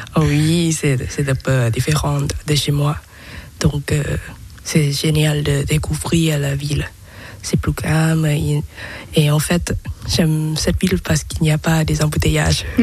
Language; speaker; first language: French; non-native, learner; Thai